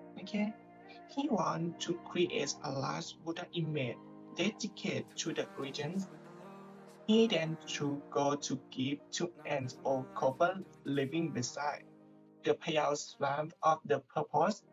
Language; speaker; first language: English; non-native, learner; Thai